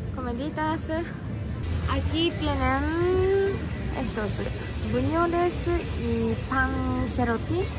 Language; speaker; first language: Spanish; non-native, learner; Japanese